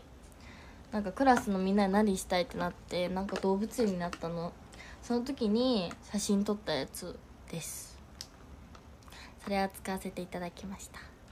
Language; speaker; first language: Japanese; native; Japanese